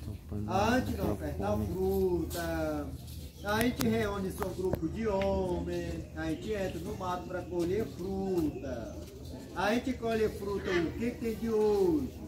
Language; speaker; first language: Portuguese; non-native, local second language; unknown